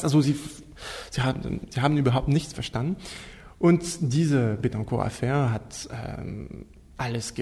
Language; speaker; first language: German; non-native, fluent; French